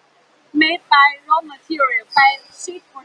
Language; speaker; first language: English; non-native, fluent; Chinese